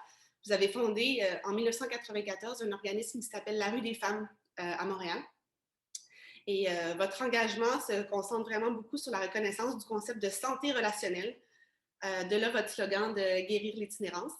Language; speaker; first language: French; native; French